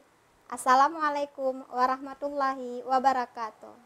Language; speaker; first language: Indonesian; native; Indonesian